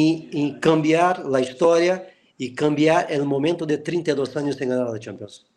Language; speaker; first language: Spanish; non-native, fluent; Portuguese